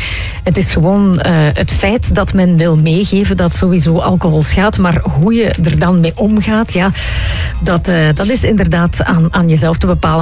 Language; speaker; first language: Dutch; native; Dutch